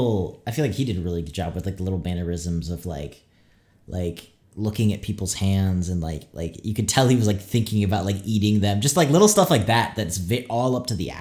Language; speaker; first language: English; native; English